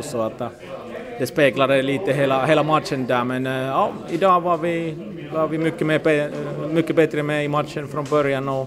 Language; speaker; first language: Swedish; non-native, fluent; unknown